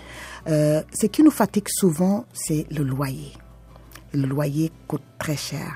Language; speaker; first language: French; non-native, local second language; Wolof